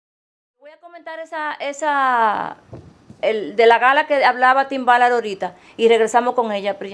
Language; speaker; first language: Spanish; native; Spanish